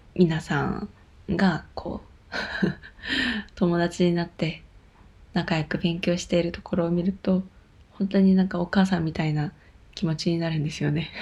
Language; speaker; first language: Japanese; non-native, fluent; Korean